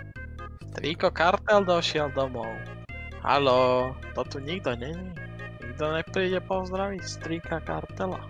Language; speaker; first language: Slovak; native; Slovak